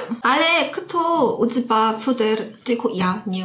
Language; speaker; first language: Polish; non-native, learner; Korean